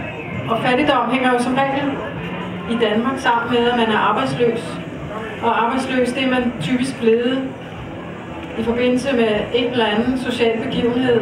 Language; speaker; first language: Danish; native; Danish